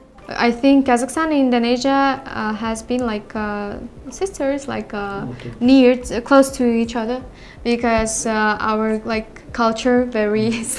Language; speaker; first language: English; non-native, learner; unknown